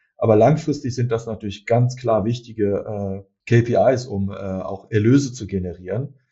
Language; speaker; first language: German; early bilingual, other home language; Turkish